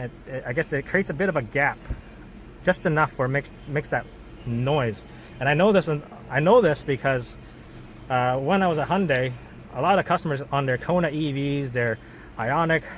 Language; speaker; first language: English; native; English